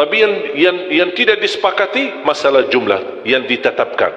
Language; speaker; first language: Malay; non-native, fluent; Arabic